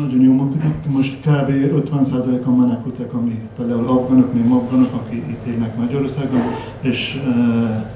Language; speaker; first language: Hungarian; non-native, learner; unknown